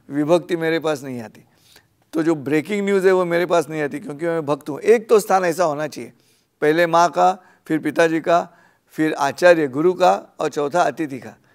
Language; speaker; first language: Hindi; non-native, local second language; Marathi